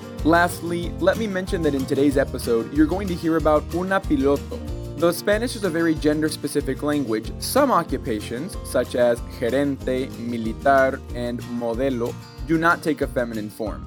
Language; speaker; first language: English; native; English